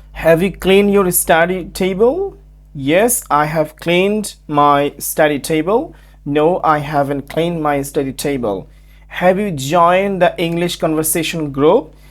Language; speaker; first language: English; non-native, local second language; Bangla